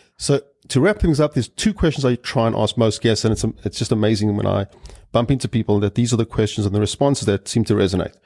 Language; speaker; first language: English; native; English